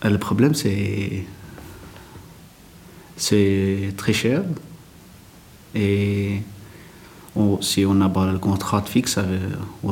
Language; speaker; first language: French; non-native, learner; Arabic